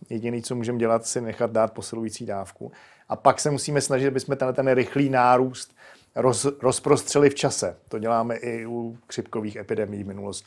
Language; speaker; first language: Czech; native; Czech